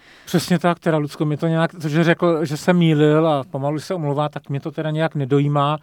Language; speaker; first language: Czech; native; Czech